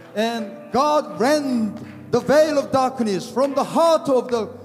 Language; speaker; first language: English; non-native, fluent; Korean